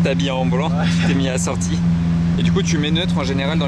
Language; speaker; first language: French; native; French